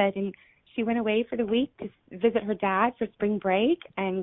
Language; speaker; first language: English; native; English